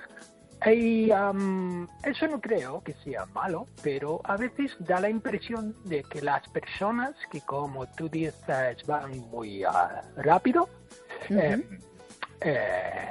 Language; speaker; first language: Spanish; non-native, fluent; English